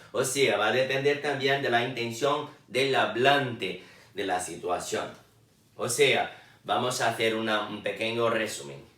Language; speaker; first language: Spanish; non-native, fluent; Portuguese